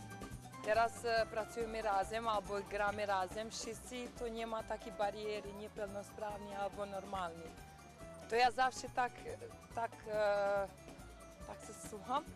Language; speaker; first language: Polish; non-native, learner; Albanian